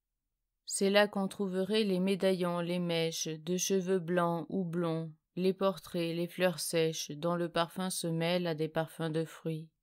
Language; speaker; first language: French; native; French